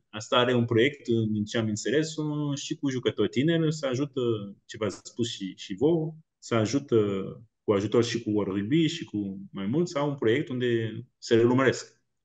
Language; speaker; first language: Romanian; non-native, fluent; French